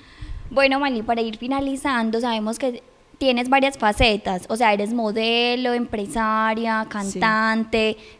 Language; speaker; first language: Spanish; native; Spanish